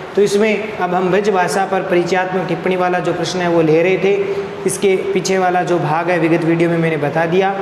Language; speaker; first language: Hindi; native; Hindi